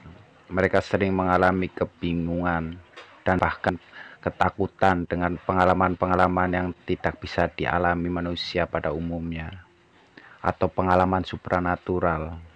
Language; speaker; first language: Indonesian; native; Indonesian